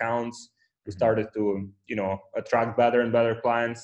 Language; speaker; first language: English; non-native, fluent; Ukrainian